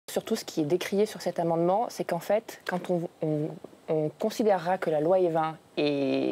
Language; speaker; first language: French; native; French